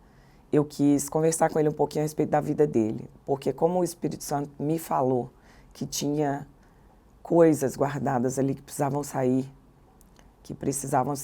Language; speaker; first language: Portuguese; native; Portuguese